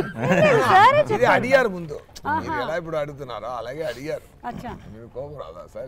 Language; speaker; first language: Telugu; non-native, learner; Tamil